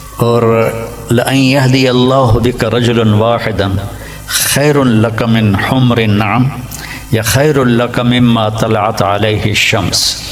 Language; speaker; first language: Urdu; non-native, local second language; Punjabi